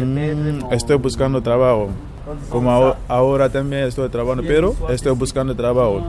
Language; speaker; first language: Spanish; non-native, learner; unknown